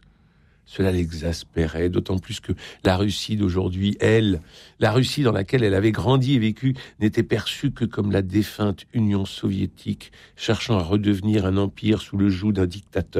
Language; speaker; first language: French; native; French